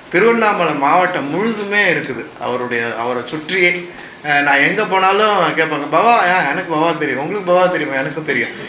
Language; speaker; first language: Tamil; native; Tamil